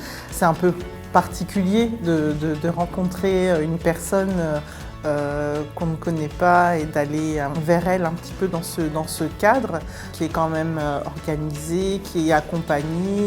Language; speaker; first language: French; native; French